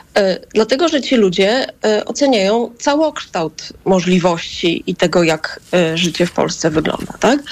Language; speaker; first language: Polish; native; Polish